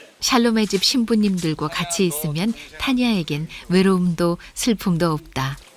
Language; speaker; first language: Korean; native; Korean